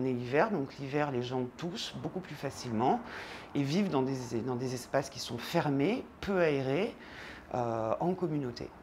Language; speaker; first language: French; native; French